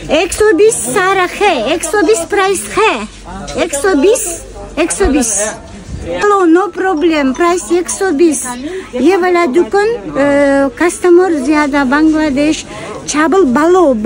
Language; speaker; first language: Hindi; non-native, learner; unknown